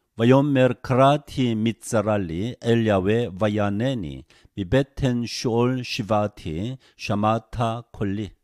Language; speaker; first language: Hebrew; non-native, fluent; Korean